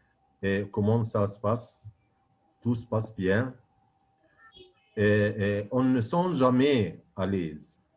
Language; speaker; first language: French; non-native, fluent; Arabic